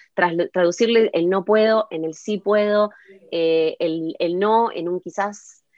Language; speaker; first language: Spanish; native; Spanish